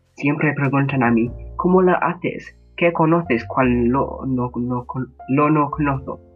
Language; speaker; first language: Spanish; non-native, learner; English